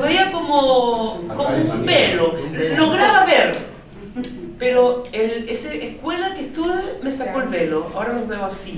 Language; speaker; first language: Spanish; native; Spanish